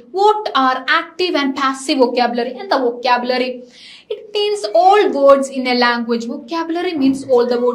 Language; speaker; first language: English; non-native, local second language; Malayalam